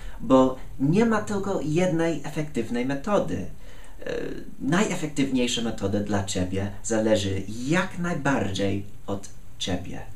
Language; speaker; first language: Polish; non-native, fluent; English